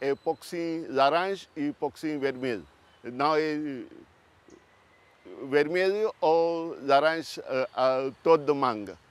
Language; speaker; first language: Portuguese; early bilingual, heritage; Portuguese